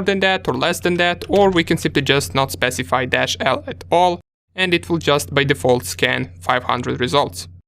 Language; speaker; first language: English; non-native, fluent; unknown